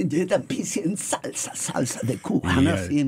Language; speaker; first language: German; non-native, learner; Spanish